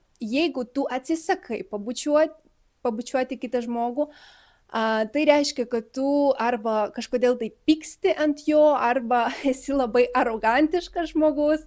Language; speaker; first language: Lithuanian; early bilingual, other home language; Spanish